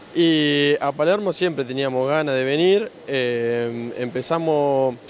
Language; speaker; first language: Spanish; native; Spanish